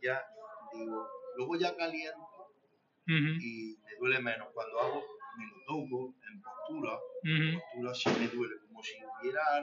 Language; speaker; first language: Spanish; native; Spanish